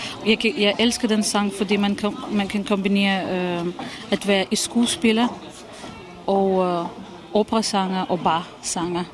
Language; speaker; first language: Danish; non-native, fluent; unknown